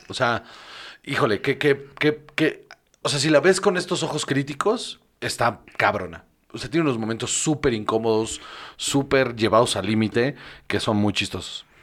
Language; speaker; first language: Spanish; native; Spanish